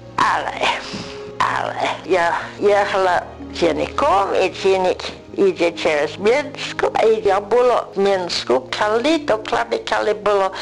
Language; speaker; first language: Polish; non-native, learner; English